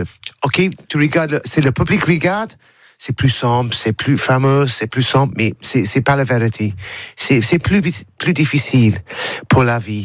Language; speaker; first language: French; non-native, learner; English